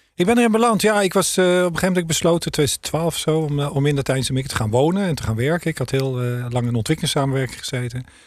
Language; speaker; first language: Dutch; native; Dutch